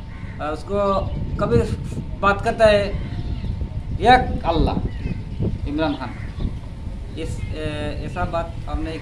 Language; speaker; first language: Hindi; non-native, learner; Bangla